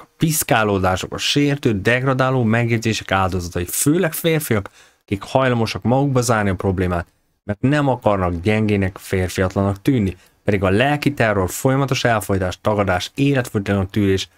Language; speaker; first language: Hungarian; native; Hungarian